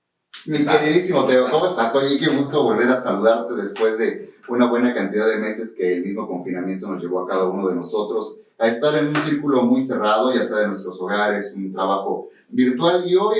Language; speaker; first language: Spanish; native; Spanish